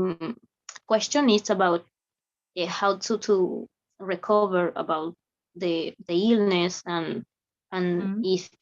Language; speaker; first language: English; non-native, learner; Spanish